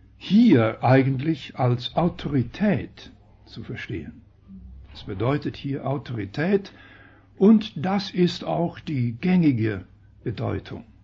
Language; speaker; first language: German; early bilingual, heritage; German